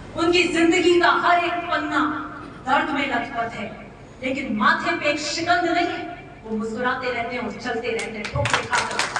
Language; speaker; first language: Hindi; native; Hindi